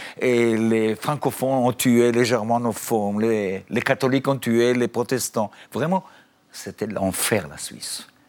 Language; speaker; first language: French; non-native, fluent; Hebrew